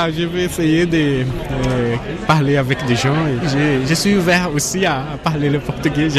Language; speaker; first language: French; non-native, learner; Portuguese